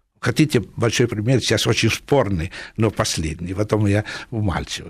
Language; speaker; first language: Russian; non-native, fluent; Italian